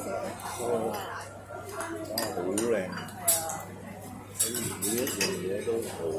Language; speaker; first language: Cantonese; native; Cantonese